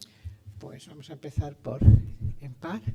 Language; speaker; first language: Spanish; native; Spanish